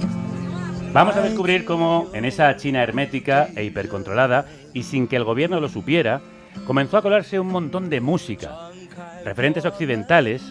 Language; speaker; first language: Spanish; native; Spanish